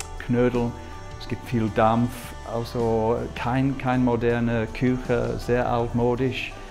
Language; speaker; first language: German; non-native, fluent; English